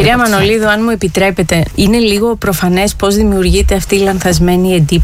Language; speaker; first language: Greek; native; Greek